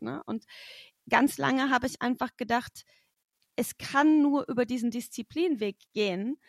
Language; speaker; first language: German; native; German